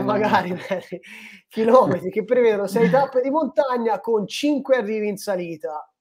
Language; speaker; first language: Italian; native; Italian